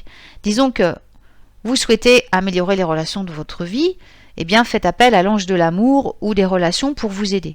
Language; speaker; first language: French; native; French